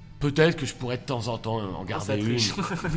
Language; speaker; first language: French; native; French